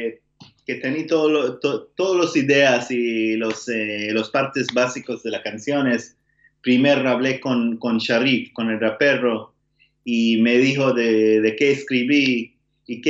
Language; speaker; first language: Spanish; non-native, learner; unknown